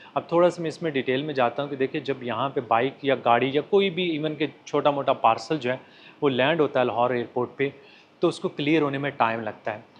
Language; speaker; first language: Urdu; non-native, local second language; Punjabi